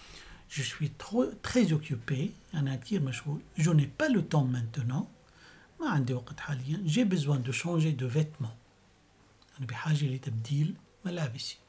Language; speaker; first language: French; non-native, fluent; Arabic